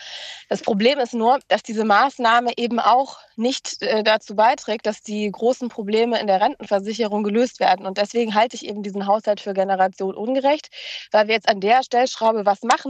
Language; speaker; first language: German; native; German